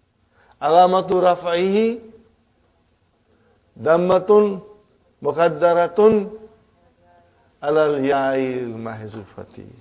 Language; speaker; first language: Arabic; non-native, fluent; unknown